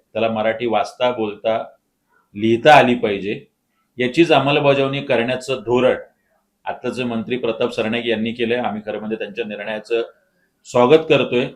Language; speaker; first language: Marathi; native; Marathi